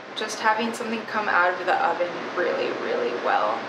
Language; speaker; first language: English; native; English